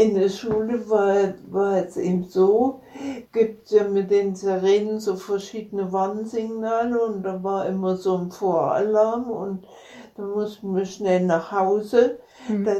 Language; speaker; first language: German; native; German